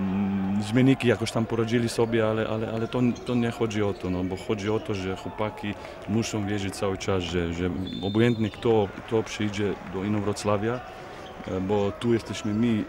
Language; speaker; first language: Polish; non-native, fluent; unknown